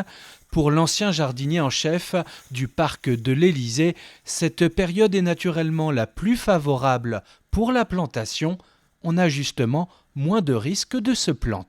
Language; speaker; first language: French; native; French